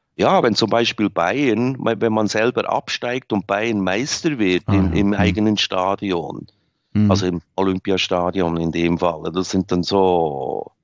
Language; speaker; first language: German; native; German